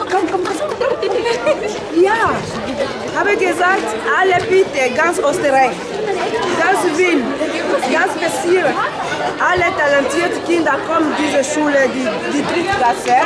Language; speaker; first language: German; non-native, learner; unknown